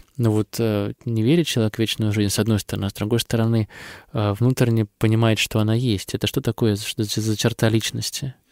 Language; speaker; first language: Russian; native; Russian